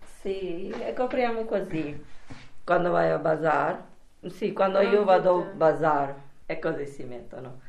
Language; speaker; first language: Italian; non-native, learner; Urdu